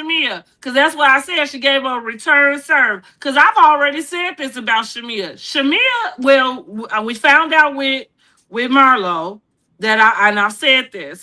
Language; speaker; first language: English; native; English